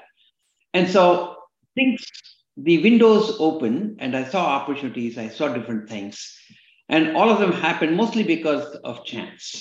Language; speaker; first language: English; non-native, local second language; Kannada